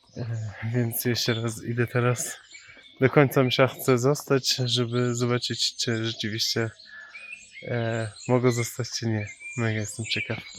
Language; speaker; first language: Polish; non-native, fluent; Persian